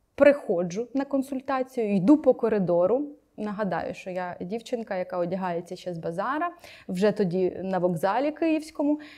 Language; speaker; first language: Ukrainian; native; Ukrainian